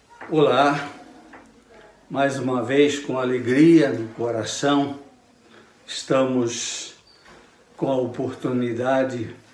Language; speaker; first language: Portuguese; native; Portuguese